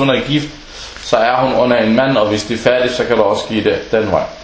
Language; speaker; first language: Danish; non-native, local second language; Arabic